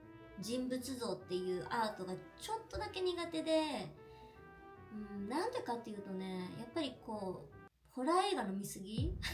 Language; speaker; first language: Japanese; native; Japanese